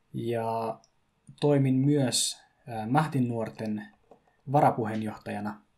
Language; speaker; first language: Finnish; early bilingual, other home language; Persian